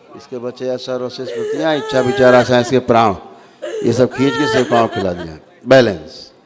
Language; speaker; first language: Hindi; native; Hindi